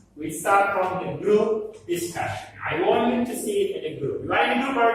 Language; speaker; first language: English; non-native, learner; Indonesian